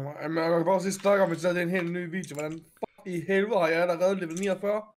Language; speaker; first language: Danish; native; Danish